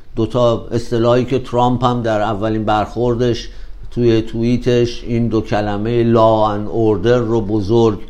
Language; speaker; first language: Persian; native; Persian